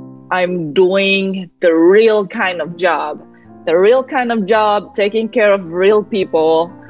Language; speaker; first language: English; non-native, fluent; Indonesian